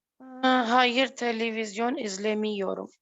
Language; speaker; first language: Turkish; non-native, learner; Urdu